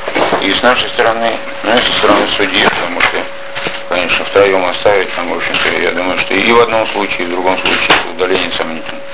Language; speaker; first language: Russian; native; Russian